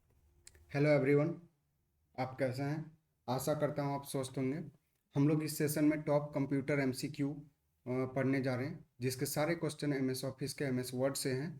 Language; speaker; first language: Hindi; native; Hindi